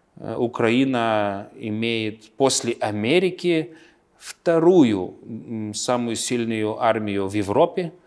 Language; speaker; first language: Russian; non-native, local second language; Lithuanian